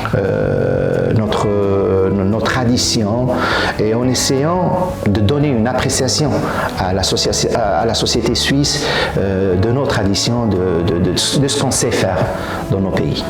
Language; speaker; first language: French; non-native, local second language; Arabic